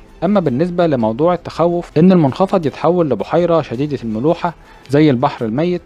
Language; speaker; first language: Arabic; native; Arabic